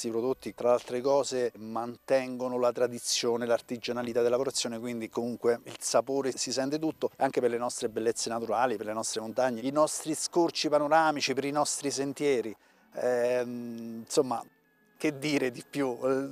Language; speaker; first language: Italian; native; Italian